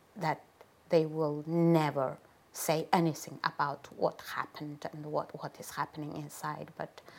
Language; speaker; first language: English; non-native, fluent; Chinese